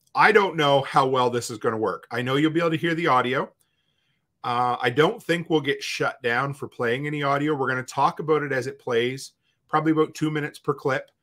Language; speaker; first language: English; native; English